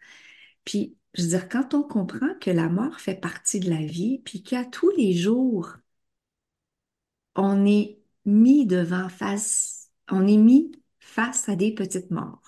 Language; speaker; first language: French; native; French